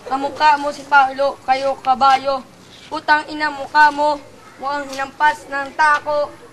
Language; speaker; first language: Filipino; native; Filipino